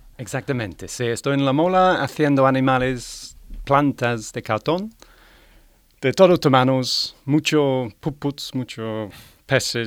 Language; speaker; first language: Spanish; non-native, learner; English